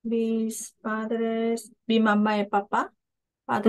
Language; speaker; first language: Spanish; non-native, learner; Korean